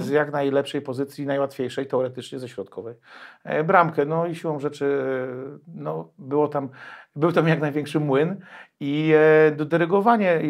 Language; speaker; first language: Polish; native; Polish